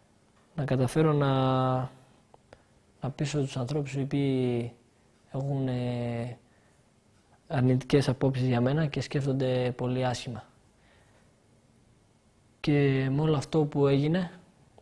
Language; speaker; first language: Greek; early bilingual, other home language; Albanian